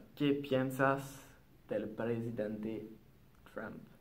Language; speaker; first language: Spanish; non-native, learner; English